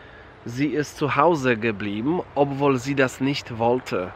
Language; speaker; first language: German; non-native, fluent; Polish